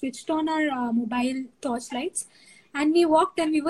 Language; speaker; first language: English; non-native, local second language; Bangla